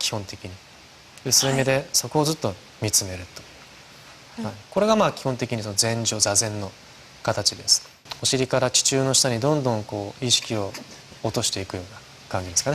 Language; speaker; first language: Japanese; native; Japanese